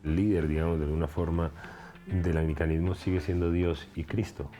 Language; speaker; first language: Spanish; native; Spanish